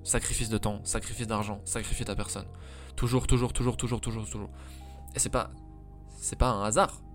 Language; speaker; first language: French; native; French